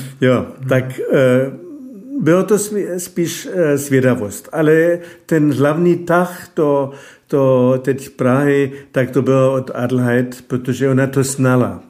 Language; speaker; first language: Czech; non-native, fluent; German